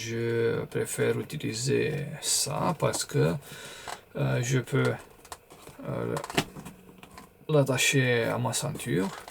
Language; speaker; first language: French; non-native, fluent; Romanian